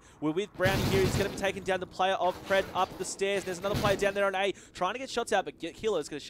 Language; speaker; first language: English; native; English